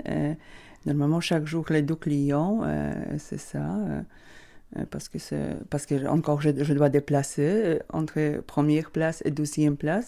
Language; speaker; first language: French; non-native, learner; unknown